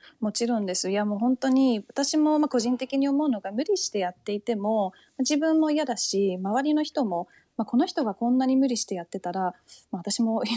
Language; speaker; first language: Japanese; early bilingual, heritage; Japanese